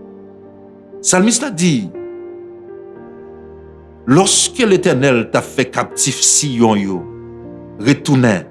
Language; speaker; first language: French; non-native, local second language; Haitian Creole